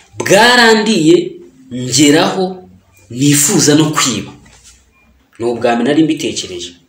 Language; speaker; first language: Kinyarwanda; early bilingual, heritage; Kinyarwanda